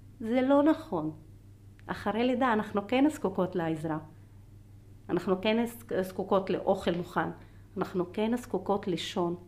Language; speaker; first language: Hebrew; non-native, local second language; Arabic